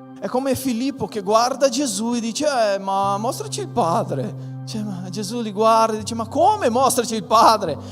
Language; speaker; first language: Italian; non-native, fluent; Portuguese